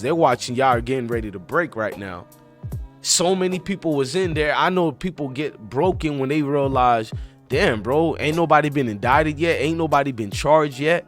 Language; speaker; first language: English; native; English